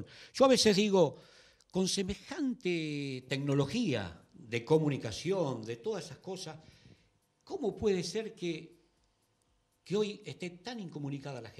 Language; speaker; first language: Spanish; native; Spanish